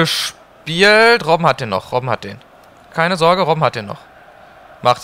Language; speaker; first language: German; native; German